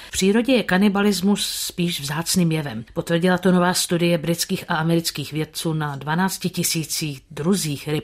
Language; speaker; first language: Czech; native; Czech